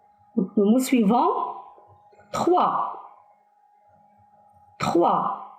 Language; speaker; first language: French; non-native, local second language; Arabic